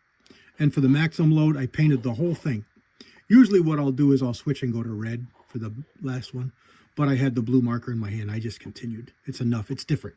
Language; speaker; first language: English; native; English